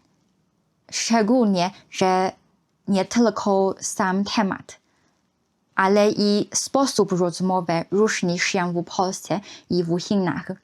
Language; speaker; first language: Polish; non-native, fluent; Chinese